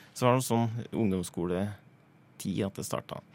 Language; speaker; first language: Norwegian; native; Norwegian